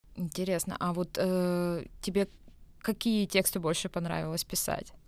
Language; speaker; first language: Russian; native; Russian